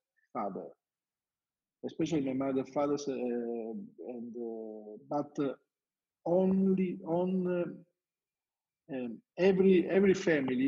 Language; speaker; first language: English; non-native, learner; Italian